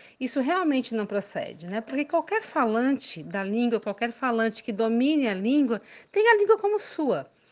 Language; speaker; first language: Portuguese; native; Portuguese